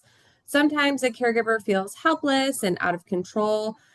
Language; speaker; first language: English; native; English